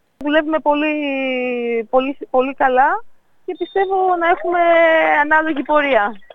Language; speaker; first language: Greek; native; Greek